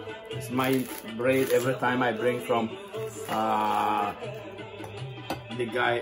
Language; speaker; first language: English; non-native, learner; Persian